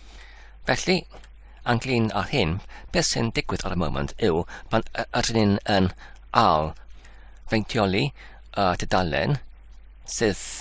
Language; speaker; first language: Welsh; non-native, learner; English